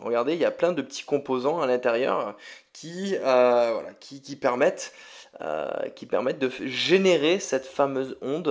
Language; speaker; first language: French; native; French